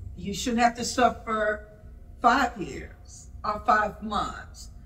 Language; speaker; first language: English; native; English